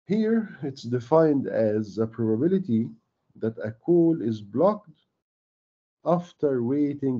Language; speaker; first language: English; non-native, fluent; Arabic